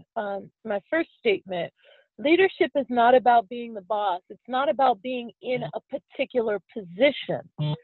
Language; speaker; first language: English; native; English